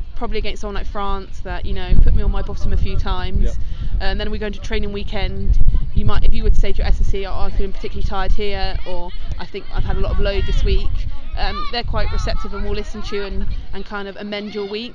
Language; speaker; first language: English; native; English